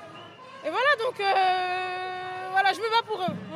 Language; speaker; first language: French; native; French